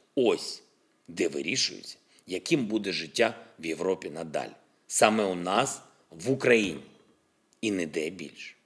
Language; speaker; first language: Ukrainian; non-native, local second language; Russian